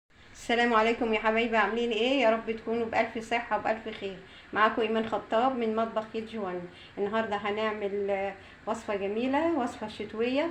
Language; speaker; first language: Arabic; native; Arabic